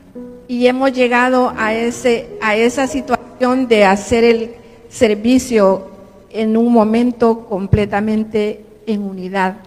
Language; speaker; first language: Spanish; native; Spanish